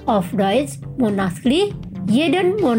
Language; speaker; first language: German; non-native, fluent; Indonesian